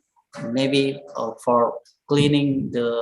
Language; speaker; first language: English; non-native, learner; Indonesian